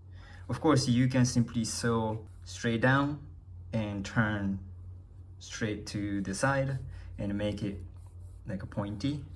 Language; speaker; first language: English; non-native, fluent; Japanese